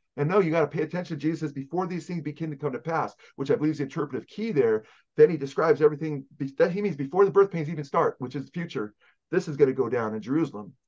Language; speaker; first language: English; native; English